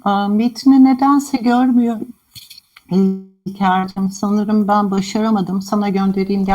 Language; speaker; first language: Turkish; native; Turkish